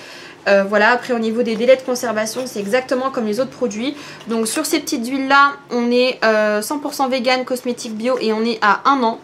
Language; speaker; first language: French; native; French